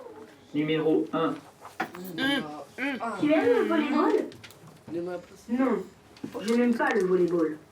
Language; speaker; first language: French; non-native, learner; English